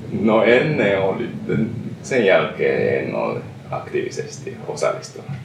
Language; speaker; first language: Finnish; non-native, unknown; Japanese